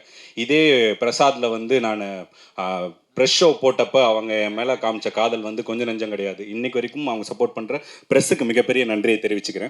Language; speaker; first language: Tamil; native; Tamil